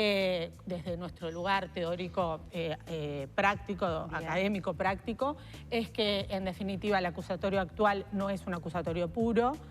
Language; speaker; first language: Spanish; native; Spanish